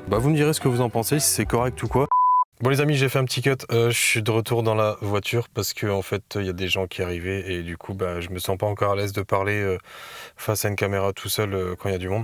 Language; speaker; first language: French; native; French